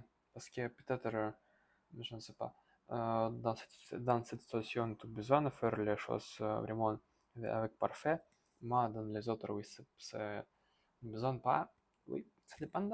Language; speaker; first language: French; non-native, learner; Russian